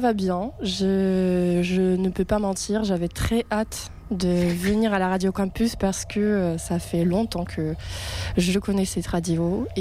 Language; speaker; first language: French; non-native, fluent; Russian